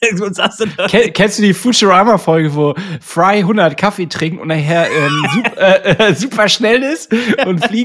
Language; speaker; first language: German; native; German